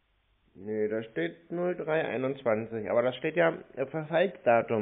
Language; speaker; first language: German; native; German